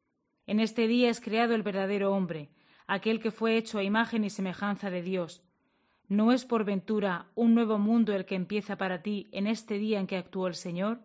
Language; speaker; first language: Spanish; native; Spanish